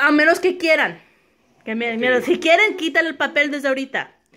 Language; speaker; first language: Spanish; early bilingual, heritage; Spanish